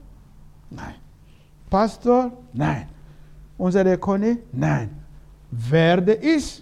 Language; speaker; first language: German; non-native, learner; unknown